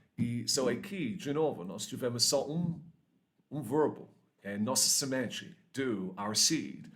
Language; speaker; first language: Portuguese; non-native, learner; English